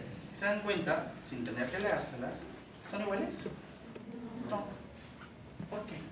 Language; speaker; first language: Spanish; native; Spanish